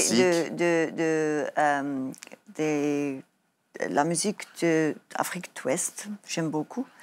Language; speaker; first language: French; non-native, learner; Afrikaans